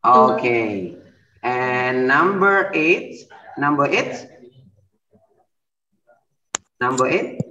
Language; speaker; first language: English; non-native, learner; Indonesian